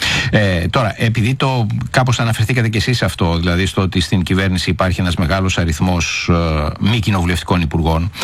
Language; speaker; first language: Greek; native; Greek